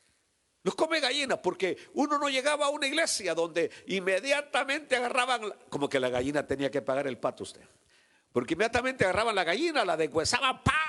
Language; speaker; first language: Spanish; native; Spanish